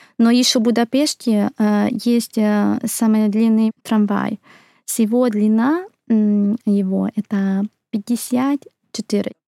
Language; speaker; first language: Russian; non-native, fluent; Hungarian